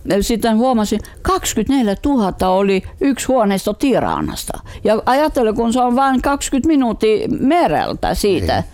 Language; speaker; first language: Finnish; non-native, fluent; Albanian